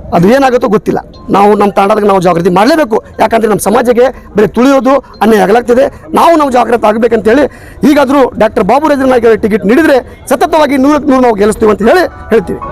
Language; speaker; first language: Kannada; non-native, local second language; Lambadi